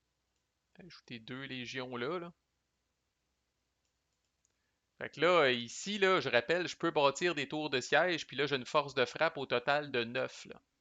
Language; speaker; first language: French; native; French